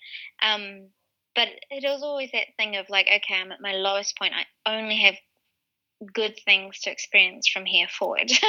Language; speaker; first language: English; native; English